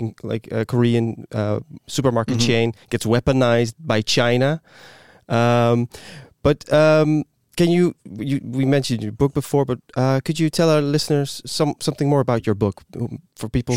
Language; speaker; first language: English; non-native, fluent; Dutch